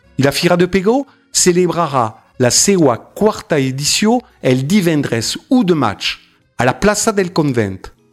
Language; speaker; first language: Catalan; non-native, fluent; French